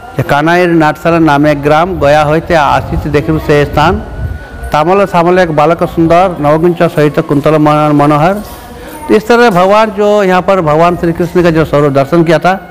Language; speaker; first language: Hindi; non-native, local second language; Bangla